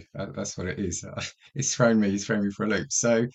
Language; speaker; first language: English; native; English